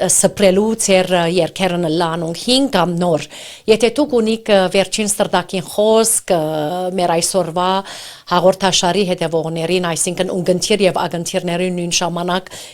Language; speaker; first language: Armenian; early bilingual, heritage; Armenian